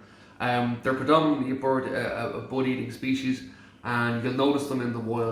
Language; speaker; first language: English; native; English